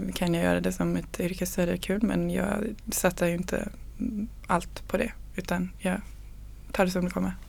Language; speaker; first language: Swedish; native; Swedish